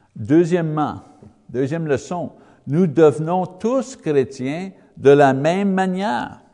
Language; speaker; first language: French; non-native, learner; English